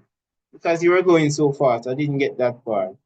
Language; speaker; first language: English; native; English